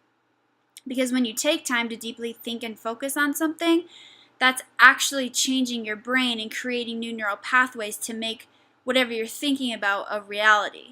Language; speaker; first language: English; native; English